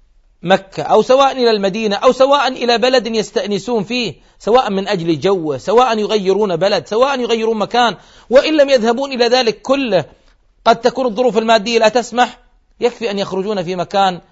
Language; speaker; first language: Arabic; native; Arabic